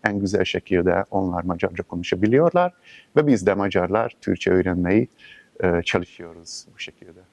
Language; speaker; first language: Turkish; non-native, fluent; Hungarian